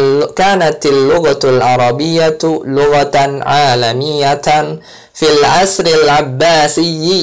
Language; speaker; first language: Arabic; non-native, fluent; Indonesian